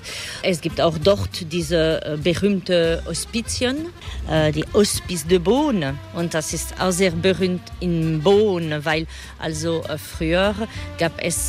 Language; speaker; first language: German; non-native, fluent; French